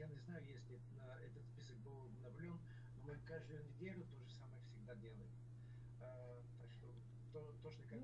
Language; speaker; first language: Russian; non-native, learner; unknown